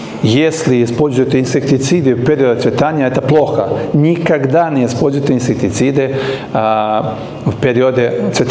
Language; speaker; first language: Russian; non-native, learner; Serbian